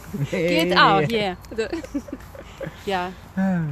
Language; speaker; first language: German; early bilingual, other home language; Bosnian